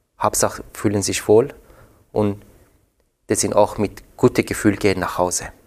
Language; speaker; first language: German; non-native, fluent; Persian